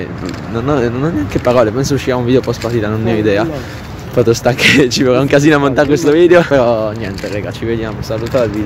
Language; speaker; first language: Italian; native; Italian